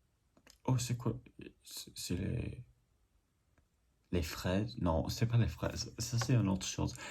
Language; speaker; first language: French; non-native, learner; English